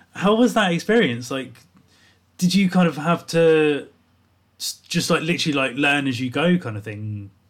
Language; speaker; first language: English; native; English